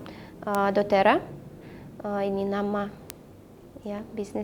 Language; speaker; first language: Indonesian; non-native, fluent; Russian